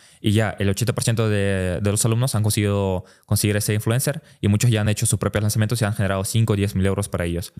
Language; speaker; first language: Spanish; early bilingual, other home language; Russian